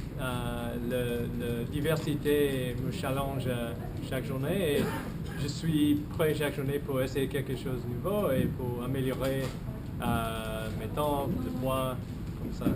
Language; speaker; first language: French; non-native, learner; English